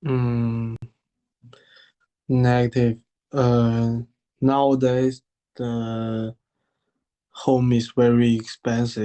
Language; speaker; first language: English; non-native, learner; Chinese